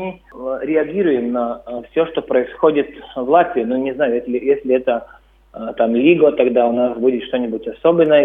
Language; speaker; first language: Russian; non-native, local second language; Latvian